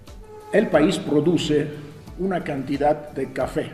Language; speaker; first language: Spanish; non-native, fluent; Russian